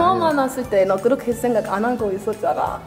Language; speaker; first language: Korean; non-native, learner; English